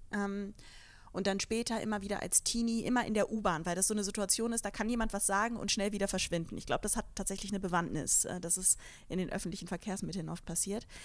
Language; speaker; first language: German; early bilingual, other home language; Arabic